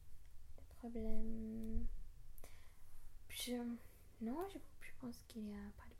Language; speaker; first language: French; non-native, learner; English